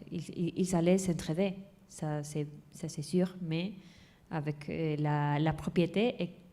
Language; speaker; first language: French; non-native, fluent; Spanish